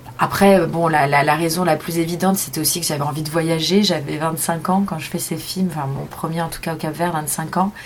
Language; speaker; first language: French; native; French